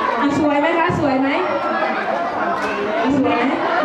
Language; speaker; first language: Thai; native; Thai